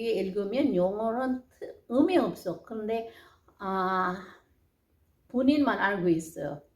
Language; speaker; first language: Korean; non-native, learner; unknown